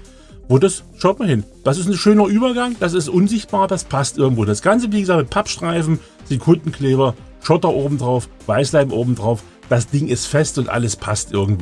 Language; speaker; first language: German; native; German